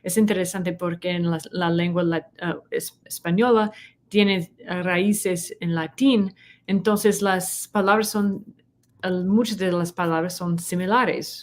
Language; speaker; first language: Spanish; non-native, fluent; English